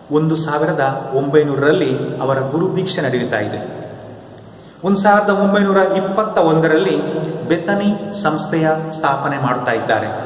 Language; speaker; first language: Kannada; non-native, local second language; Konkani